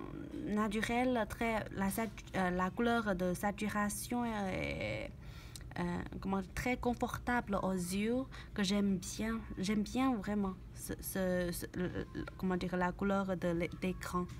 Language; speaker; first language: French; non-native, learner; Chinese